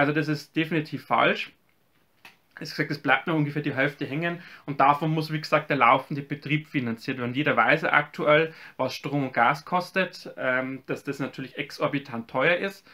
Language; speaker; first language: German; native; German